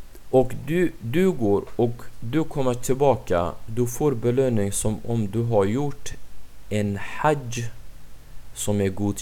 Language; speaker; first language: Swedish; non-native, fluent; Arabic